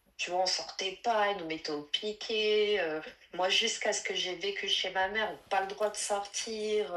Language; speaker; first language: French; native; French